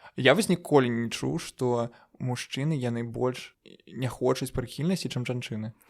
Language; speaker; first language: Belarusian; non-native, local second language; Russian